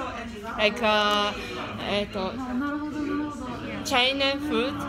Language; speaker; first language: English; non-native, learner; Japanese